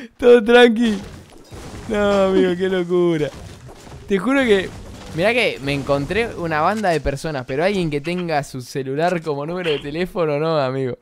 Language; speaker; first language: Spanish; native; Spanish